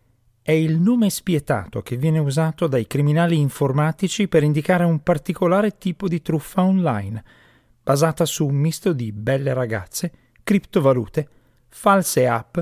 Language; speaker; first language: Italian; native; Italian